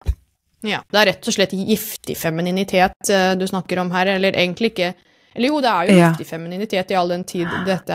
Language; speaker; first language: Norwegian; native; Norwegian